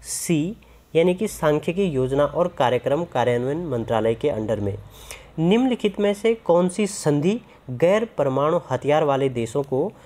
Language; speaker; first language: Hindi; native; Hindi